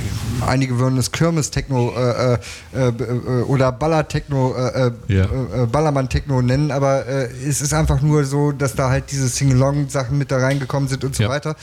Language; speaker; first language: German; native; German